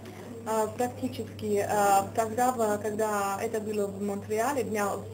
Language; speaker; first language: Russian; non-native, fluent; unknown